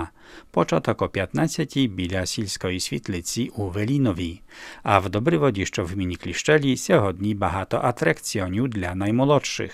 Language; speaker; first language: Ukrainian; native; Ukrainian